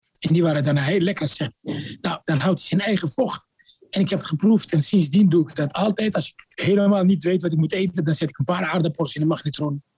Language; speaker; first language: Dutch; non-native, fluent; Arabic